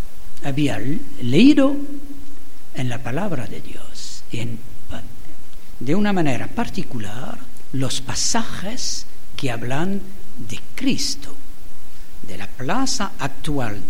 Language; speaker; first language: Spanish; non-native, learner; French